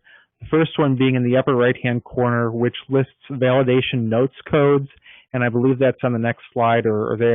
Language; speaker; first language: English; native; English